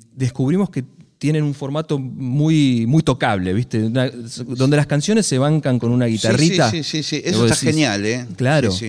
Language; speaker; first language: Spanish; native; Spanish